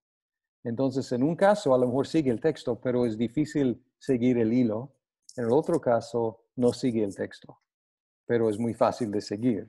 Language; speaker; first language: Spanish; non-native, fluent; English